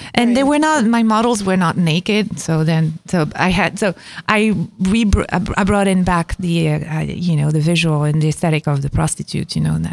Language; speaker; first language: English; non-native, fluent; French